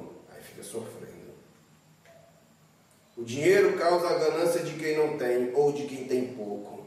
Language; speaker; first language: Portuguese; native; Portuguese